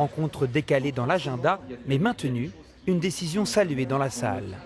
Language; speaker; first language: French; native; French